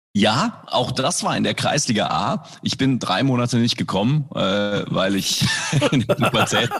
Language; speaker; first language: German; early bilingual, other home language; Indonesian